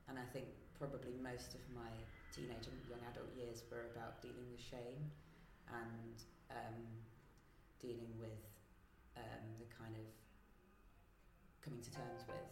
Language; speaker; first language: English; native; English